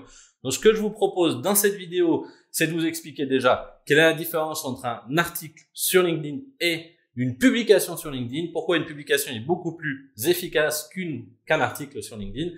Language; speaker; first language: French; native; French